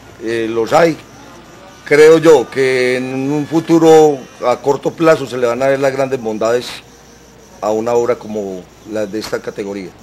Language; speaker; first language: Spanish; native; Spanish